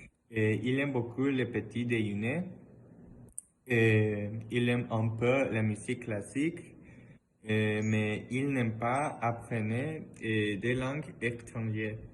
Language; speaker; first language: French; non-native, learner; Spanish